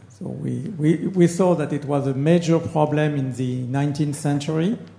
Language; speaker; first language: English; non-native, fluent; French